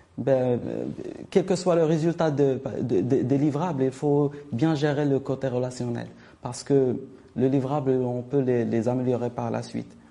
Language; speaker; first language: French; non-native, local second language; Arabic